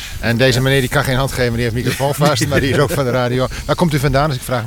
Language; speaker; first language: Dutch; native; Dutch